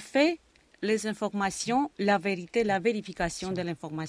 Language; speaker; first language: French; non-native, fluent; Romanian